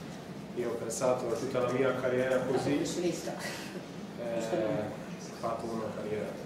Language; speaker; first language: Italian; non-native, learner; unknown